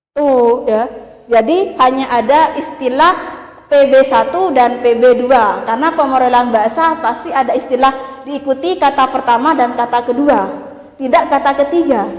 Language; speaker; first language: Indonesian; non-native, local second language; Madurese